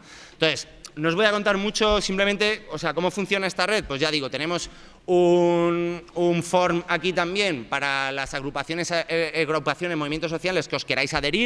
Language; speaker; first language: Spanish; native; Spanish